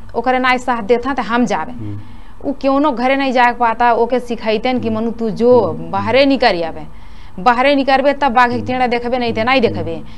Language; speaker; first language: Bhojpuri; native; Bhojpuri